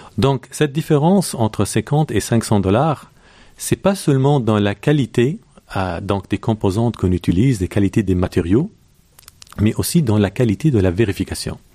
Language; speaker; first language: French; non-native, local second language; Arabic